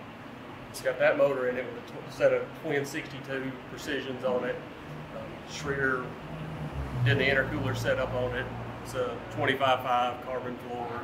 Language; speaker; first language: English; native; English